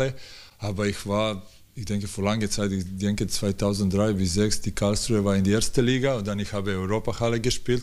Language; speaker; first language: German; non-native, learner; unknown